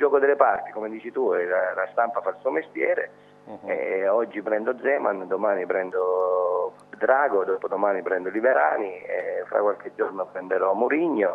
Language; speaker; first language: Italian; native; Italian